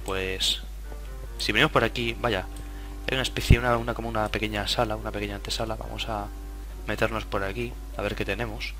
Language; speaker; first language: Spanish; native; Spanish